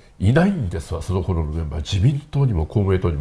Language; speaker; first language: Japanese; native; Japanese